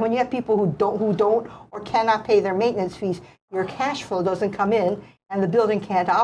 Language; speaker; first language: English; native; English